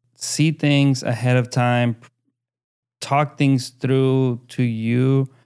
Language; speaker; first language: English; early bilingual, other home language; Spanish